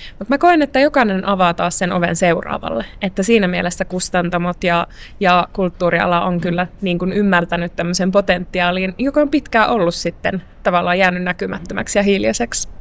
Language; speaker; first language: Finnish; early bilingual, other home language; Arabic